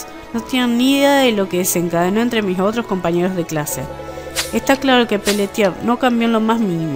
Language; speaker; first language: Spanish; native; Spanish